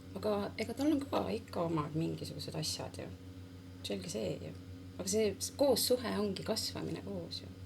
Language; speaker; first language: Estonian; native; Estonian